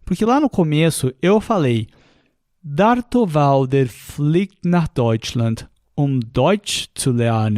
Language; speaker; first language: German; non-native, fluent; Portuguese